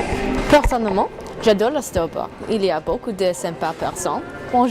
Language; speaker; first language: French; non-native, learner; English